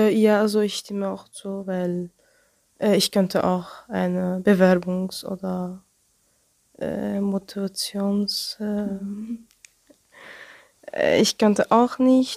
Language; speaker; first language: German; non-native, learner; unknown